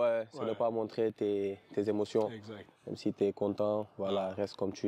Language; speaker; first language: French; non-native, local second language; Wolof